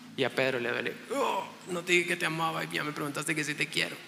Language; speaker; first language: Spanish; native; Spanish